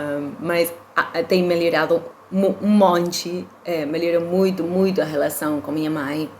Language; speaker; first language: Portuguese; non-native, fluent; Spanish